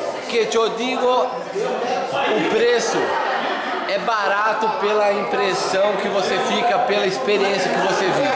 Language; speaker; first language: Portuguese; non-native, learner; Spanish